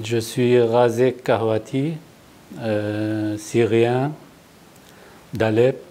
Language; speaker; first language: French; non-native, fluent; Arabic